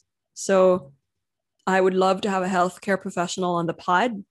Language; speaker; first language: English; non-native, local second language; Filipino